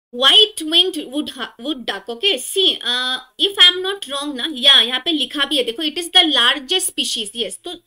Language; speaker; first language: Hindi; non-native, local second language; Assamese